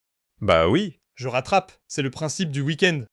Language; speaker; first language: French; native; French